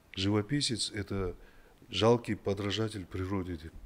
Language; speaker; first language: Russian; non-native, local second language; Kazakh